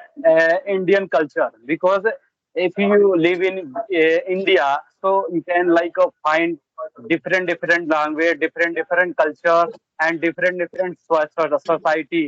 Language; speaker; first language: English; non-native, learner; Bhojpuri